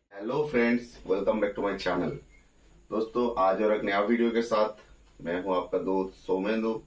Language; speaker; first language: Hindi; non-native, local second language; Bangla